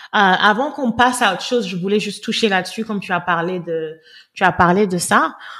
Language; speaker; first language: French; non-native, local second language; Wolof